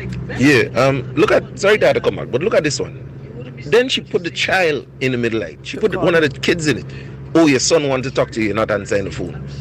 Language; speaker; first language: English; native; English